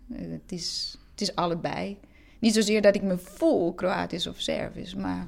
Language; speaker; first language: Dutch; non-native, fluent; Croatian